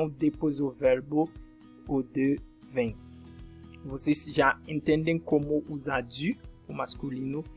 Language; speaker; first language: Portuguese; non-native, fluent; French